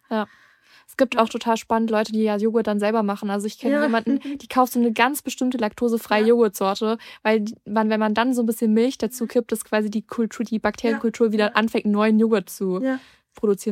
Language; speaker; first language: German; native; German